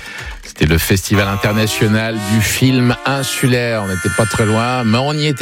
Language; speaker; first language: French; native; French